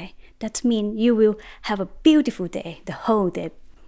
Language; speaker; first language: English; non-native, learner; Thai